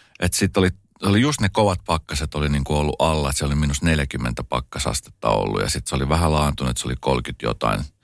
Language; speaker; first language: Finnish; native; Finnish